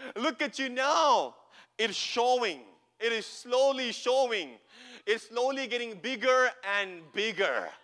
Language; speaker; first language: English; non-native, local second language; Malayalam